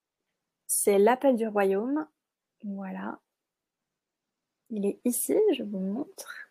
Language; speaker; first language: French; native; French